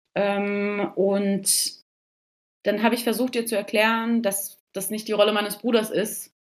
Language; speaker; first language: German; early bilingual, other home language; Turkish